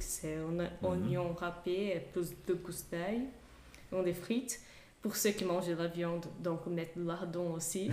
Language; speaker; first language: French; non-native, fluent; Portuguese